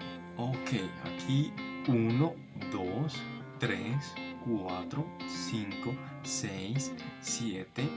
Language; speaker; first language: Spanish; native; Spanish